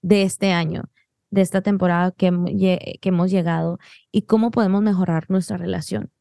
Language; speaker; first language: Spanish; early bilingual, heritage; Spanish